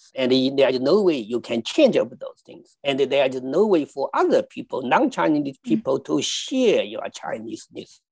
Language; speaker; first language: English; non-native, fluent; Chinese